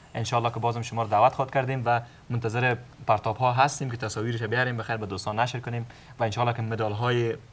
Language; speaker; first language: Persian; native; Persian